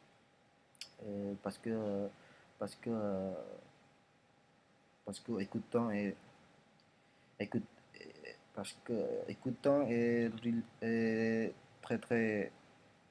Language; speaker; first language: French; non-native, learner; Indonesian